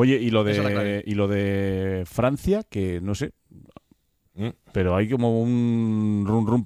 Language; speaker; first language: Spanish; native; Spanish